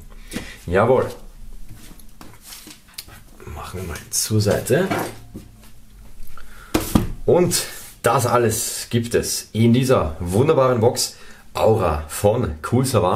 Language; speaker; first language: German; native; German